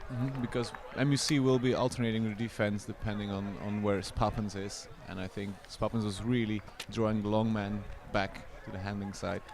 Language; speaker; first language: English; non-native, fluent; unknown